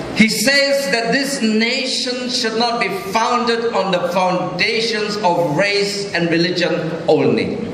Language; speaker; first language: English; non-native, local second language; Chinese